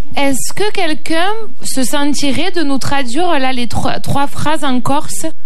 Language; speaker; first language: French; native; French